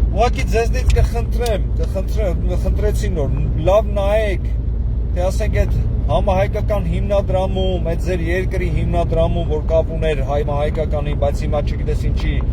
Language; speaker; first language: Armenian; native; Armenian